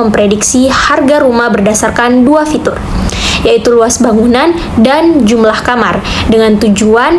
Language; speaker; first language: Indonesian; native; Indonesian